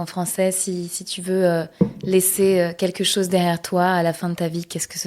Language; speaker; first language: French; native; French